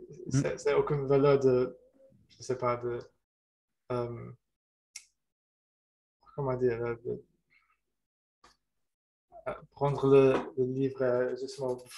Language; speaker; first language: French; non-native, learner; German